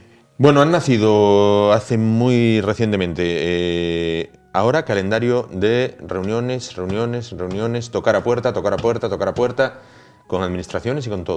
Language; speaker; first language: Spanish; native; Spanish